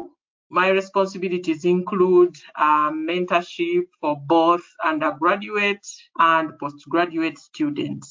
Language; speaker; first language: English; non-native, local second language; Ganda